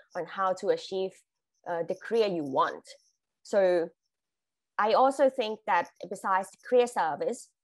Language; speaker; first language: English; non-native, fluent; Thai